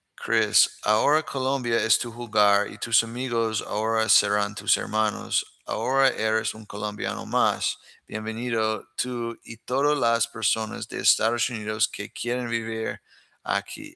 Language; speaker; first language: Spanish; non-native, learner; English